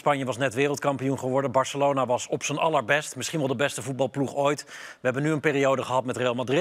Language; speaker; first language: Dutch; native; Dutch